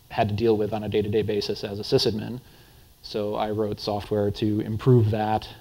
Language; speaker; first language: English; native; English